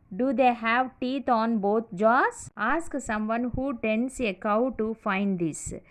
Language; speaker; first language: English; non-native, local second language; Telugu